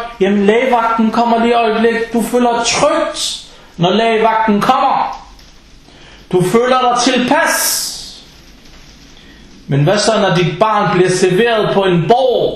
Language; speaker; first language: Danish; non-native, fluent; Arabic